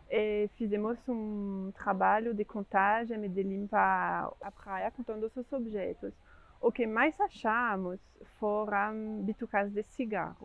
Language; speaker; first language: Portuguese; non-native, fluent; French